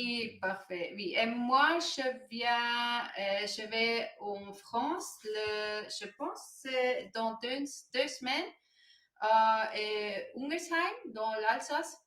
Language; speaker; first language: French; non-native, learner; German